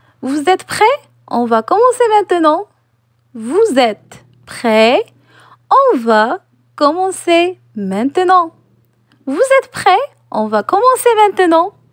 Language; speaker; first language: French; non-native, local second language; Arabic